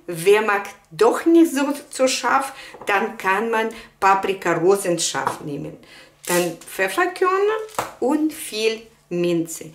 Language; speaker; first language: German; non-native, fluent; Russian